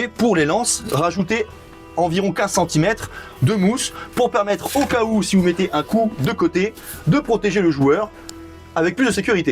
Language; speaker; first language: French; native; French